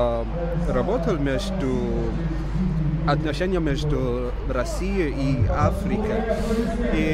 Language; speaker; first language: Russian; non-native, learner; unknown